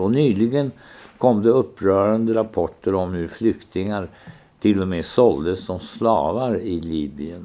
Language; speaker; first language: Swedish; native; Swedish